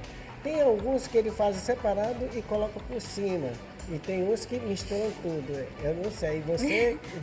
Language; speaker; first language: Portuguese; non-native, fluent; Japanese